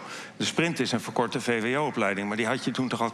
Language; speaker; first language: Dutch; native; Dutch